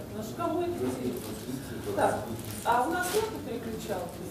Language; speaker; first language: Russian; native; Russian